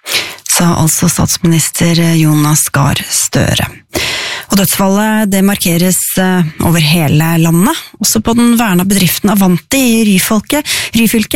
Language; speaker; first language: Norwegian; native; Norwegian